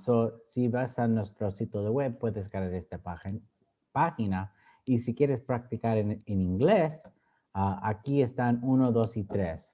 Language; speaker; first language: Spanish; early bilingual, other home language; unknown